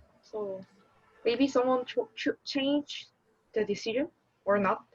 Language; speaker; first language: English; non-native, learner; Korean